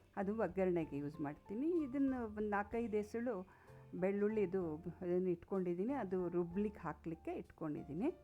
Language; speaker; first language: Kannada; non-native, local second language; Konkani